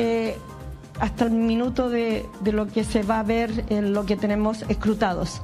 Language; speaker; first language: Spanish; native; Spanish